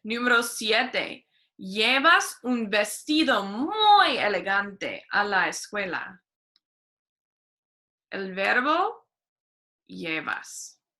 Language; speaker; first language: Spanish; non-native, fluent; English